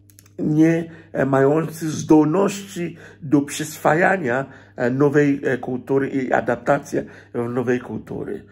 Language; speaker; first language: Polish; non-native, fluent; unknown